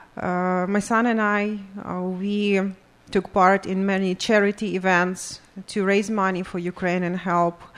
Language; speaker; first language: English; non-native, fluent; Ukrainian